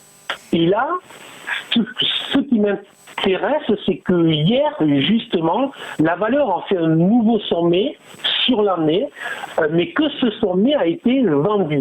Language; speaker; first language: French; native; French